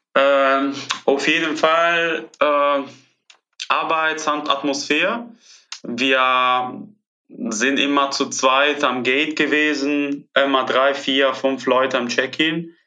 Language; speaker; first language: German; non-native, fluent; Italian